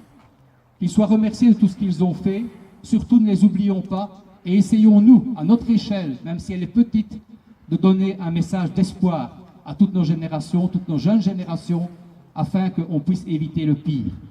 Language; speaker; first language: French; native; French